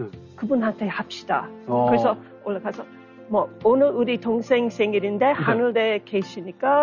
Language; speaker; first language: Korean; non-native, learner; English